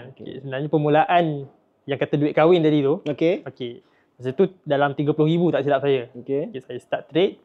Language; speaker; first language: Malay; native; Malay